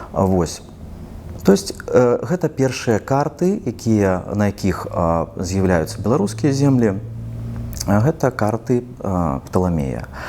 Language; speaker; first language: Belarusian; non-native, local second language; Russian